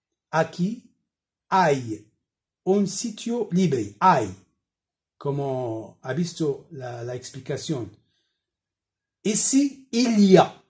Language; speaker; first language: Spanish; non-native, learner; Arabic